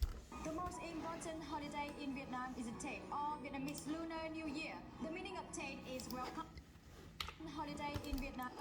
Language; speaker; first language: English; non-native, learner; Vietnamese